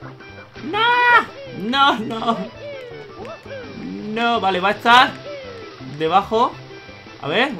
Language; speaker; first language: Spanish; native; Spanish